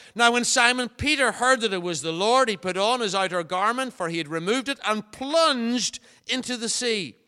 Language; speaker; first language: English; native; English